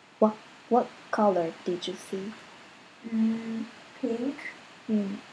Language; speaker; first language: English; non-native, learner; Japanese